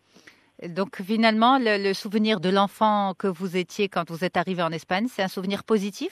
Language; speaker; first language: French; non-native, local second language; Arabic